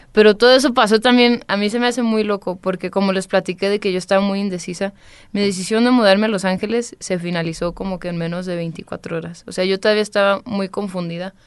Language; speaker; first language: Spanish; early bilingual, heritage; Spanish